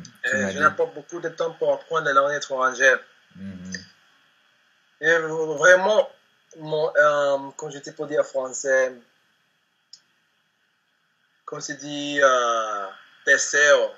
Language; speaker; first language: French; non-native, learner; Spanish